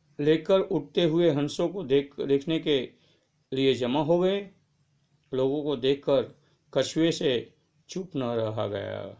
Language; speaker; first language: Hindi; non-native, local second language; Gujarati